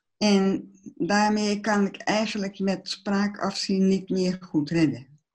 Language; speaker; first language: Dutch; early bilingual, other home language; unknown